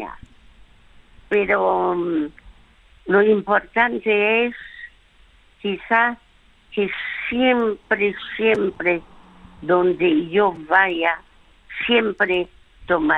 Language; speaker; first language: Spanish; early bilingual, other home language; French